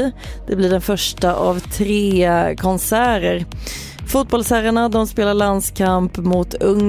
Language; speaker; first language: Swedish; native; Swedish